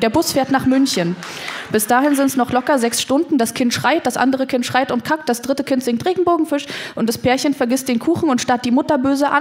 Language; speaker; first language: German; native; German